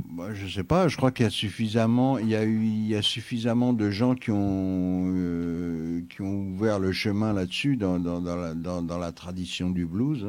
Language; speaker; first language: French; native; French